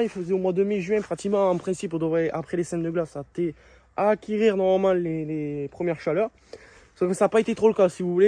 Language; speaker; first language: French; native; French